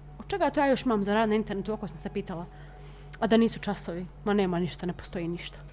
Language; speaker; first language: Bosnian; native; Bosnian